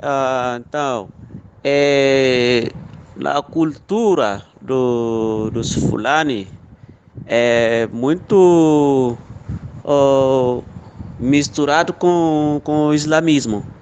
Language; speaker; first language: Portuguese; non-native, local second language; Fula